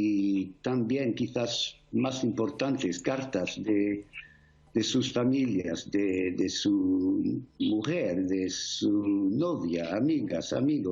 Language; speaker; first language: Spanish; non-native, fluent; English